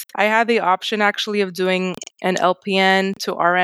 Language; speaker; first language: English; native; English